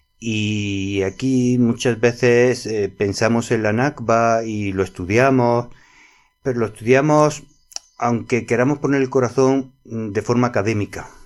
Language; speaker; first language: Spanish; native; Spanish